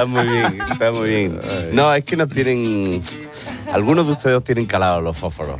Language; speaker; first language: Spanish; native; Spanish